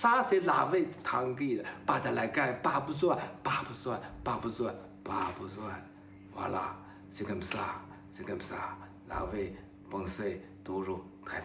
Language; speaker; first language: French; non-native, learner; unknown